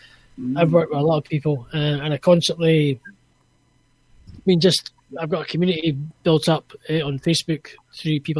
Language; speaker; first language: English; native; English